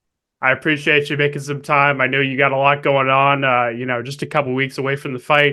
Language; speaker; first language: English; native; English